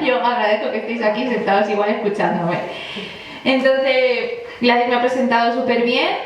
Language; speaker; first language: Spanish; early bilingual, other home language; Chinese